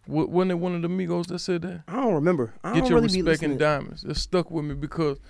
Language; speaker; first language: English; native; English